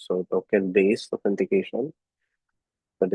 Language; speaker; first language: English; non-native, local second language; Cebuano